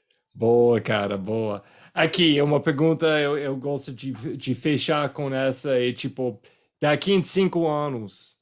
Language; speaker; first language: Portuguese; non-native, fluent; English